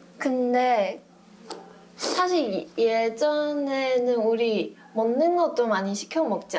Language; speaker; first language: Korean; non-native, fluent; Chinese